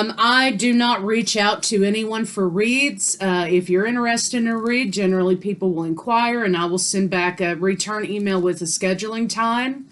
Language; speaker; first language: English; native; English